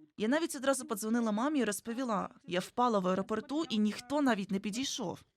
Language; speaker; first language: Ukrainian; non-native, fluent; Igbo